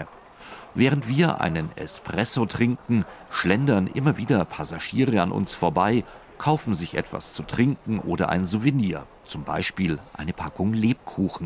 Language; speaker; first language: German; native; German